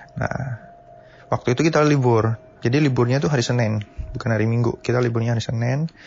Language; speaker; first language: Indonesian; native; Indonesian